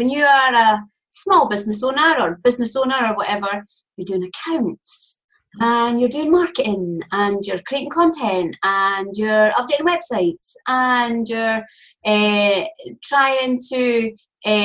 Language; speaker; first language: English; native; English